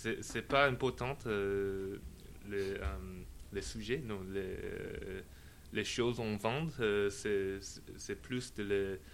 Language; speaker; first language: French; non-native, learner; English